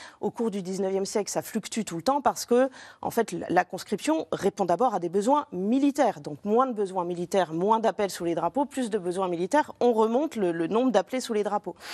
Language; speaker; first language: French; native; French